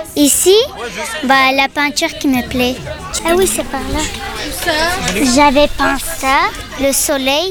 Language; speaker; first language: French; early bilingual, other home language; Persian